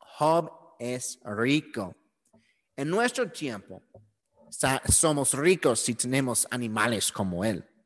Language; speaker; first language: Spanish; non-native, learner; English